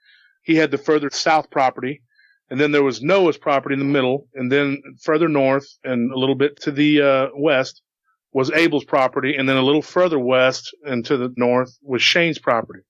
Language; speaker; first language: English; native; English